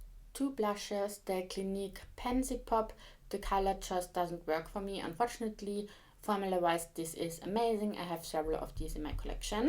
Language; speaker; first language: English; non-native, fluent; German